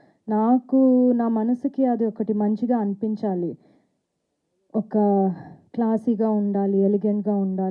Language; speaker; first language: Telugu; non-native, fluent; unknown